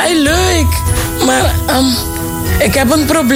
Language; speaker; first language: Dutch; non-native, local second language; Papiamento